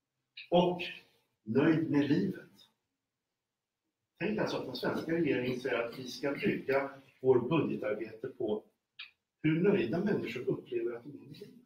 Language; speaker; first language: Swedish; native; Swedish